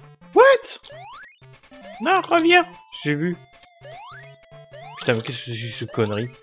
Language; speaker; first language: French; native; French